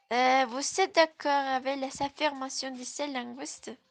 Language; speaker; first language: French; non-native, learner; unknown